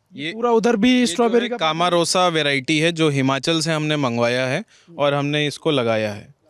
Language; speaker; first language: Hindi; native; Hindi